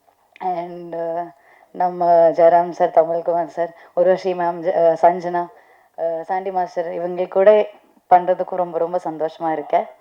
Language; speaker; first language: Tamil; non-native, learner; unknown